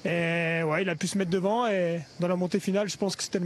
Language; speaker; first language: French; native; French